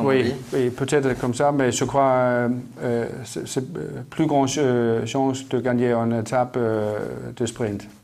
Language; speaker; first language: French; non-native, learner; Danish